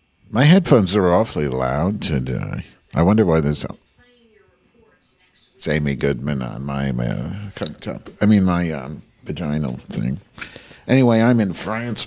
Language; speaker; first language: English; native; English